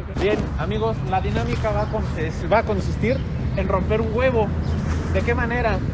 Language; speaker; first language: Spanish; native; Spanish